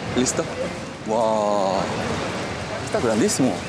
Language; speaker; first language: Spanish; non-native, learner; Korean